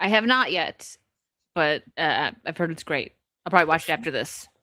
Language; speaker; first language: English; native; English